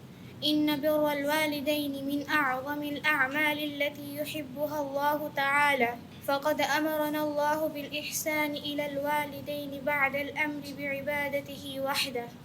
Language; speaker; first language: Arabic; non-native, learner; Bangla